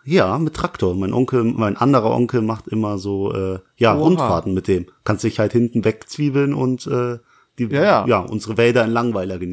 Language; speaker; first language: German; native; German